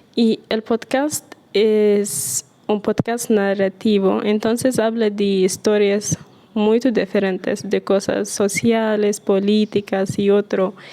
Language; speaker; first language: Spanish; non-native, learner; Arabic